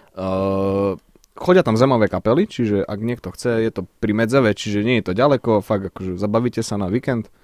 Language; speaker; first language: Slovak; early bilingual, other home language; Czech